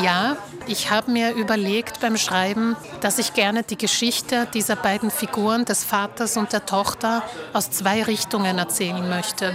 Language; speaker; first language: German; early bilingual, other home language; Slovak